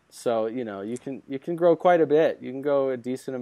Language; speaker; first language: English; native; English